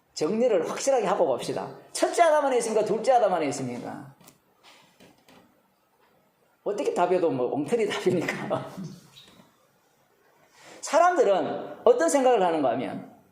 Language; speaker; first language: Korean; native; Korean